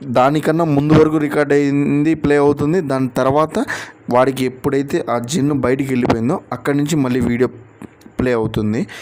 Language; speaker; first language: Telugu; native; Telugu